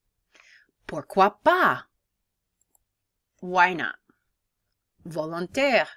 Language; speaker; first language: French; non-native, fluent; English